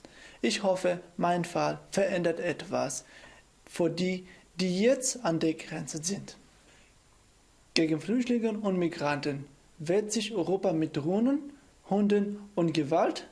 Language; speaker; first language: German; non-native, fluent; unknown